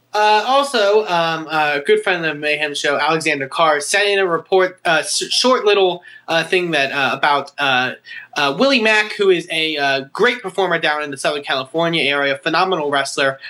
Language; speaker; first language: English; native; English